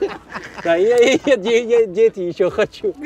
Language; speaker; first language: Russian; non-native, learner; Dutch